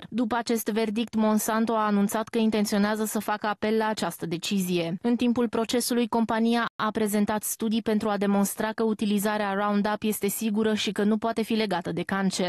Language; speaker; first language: Romanian; native; Romanian